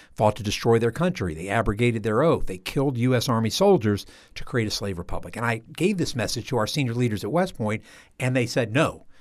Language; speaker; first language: English; native; English